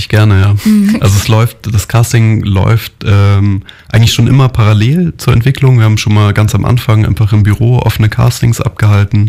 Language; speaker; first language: German; native; German